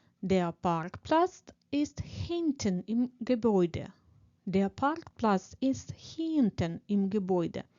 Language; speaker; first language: German; non-native, fluent; Ukrainian